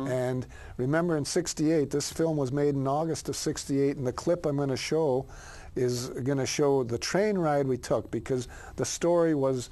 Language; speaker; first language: English; native; English